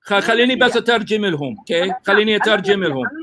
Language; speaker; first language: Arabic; early bilingual, heritage; Arabic